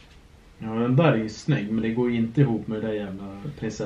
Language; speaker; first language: Swedish; native; Swedish